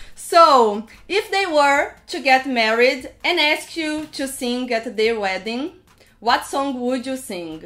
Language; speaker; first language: English; non-native, fluent; Portuguese